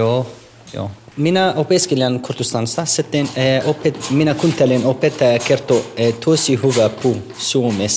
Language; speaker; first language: Finnish; non-native, learner; Kurdish